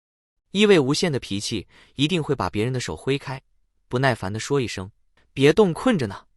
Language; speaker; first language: Chinese; native; Chinese